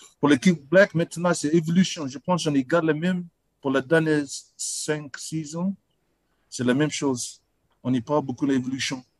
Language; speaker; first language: French; non-native, learner; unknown